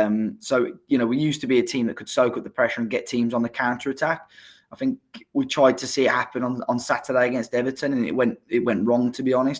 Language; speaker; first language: English; native; English